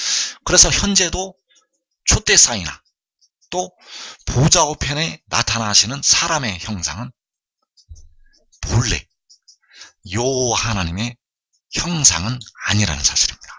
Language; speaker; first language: Korean; native; Korean